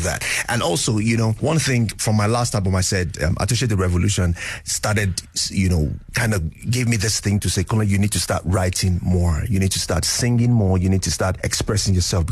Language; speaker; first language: English; non-native, local second language; Yoruba